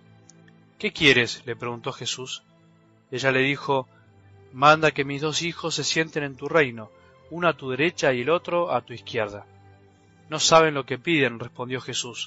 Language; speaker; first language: Spanish; native; Spanish